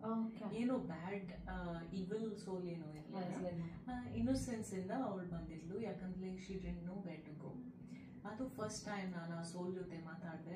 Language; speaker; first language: Kannada; non-native, local second language; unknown